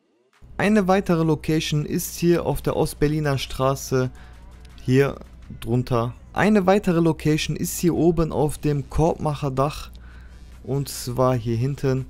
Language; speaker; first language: German; native; German